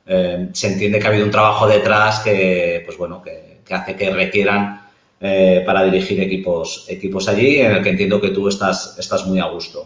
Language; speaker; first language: Spanish; native; Spanish